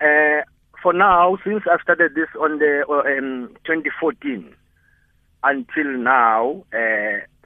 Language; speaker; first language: English; non-native, local second language; Tswana